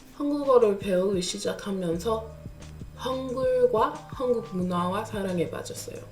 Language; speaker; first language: Korean; non-native, fluent; English